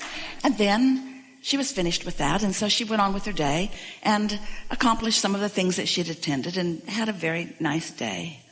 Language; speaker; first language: English; native; English